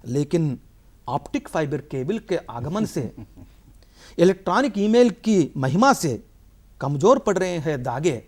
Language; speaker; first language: Hindi; non-native, local second language; Telugu